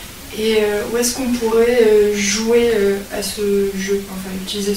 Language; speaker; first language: French; native; French